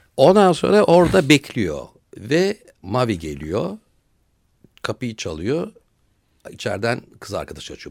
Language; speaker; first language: Turkish; native; Turkish